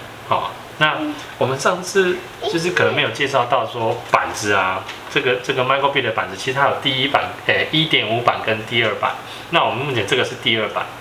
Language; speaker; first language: Chinese; native; Chinese